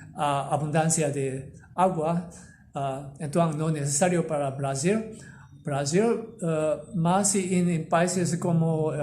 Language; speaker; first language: Portuguese; non-native, learner; Korean